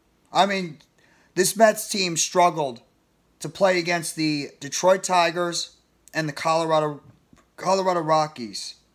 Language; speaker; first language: English; native; English